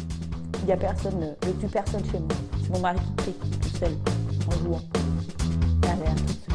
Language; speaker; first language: French; native; French